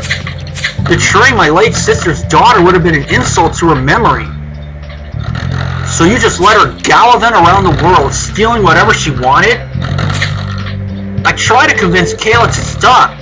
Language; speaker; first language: English; native; English